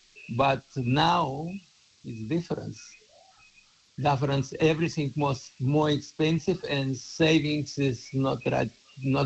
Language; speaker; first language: English; non-native, learner; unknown